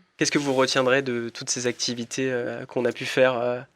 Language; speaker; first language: French; native; French